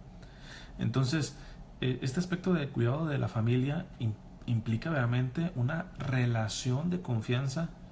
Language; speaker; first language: Spanish; native; Spanish